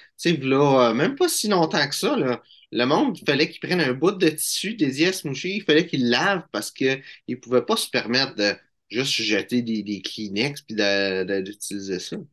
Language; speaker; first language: French; native; French